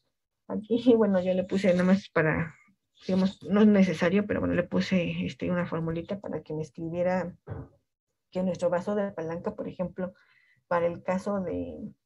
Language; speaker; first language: Spanish; native; Spanish